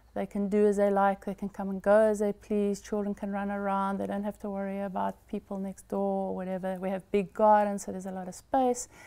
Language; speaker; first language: English; native; English